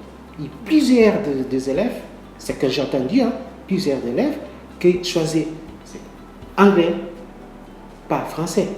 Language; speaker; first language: French; non-native, learner; Portuguese